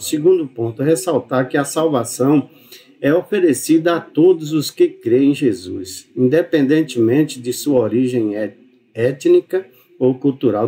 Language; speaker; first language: Portuguese; native; Portuguese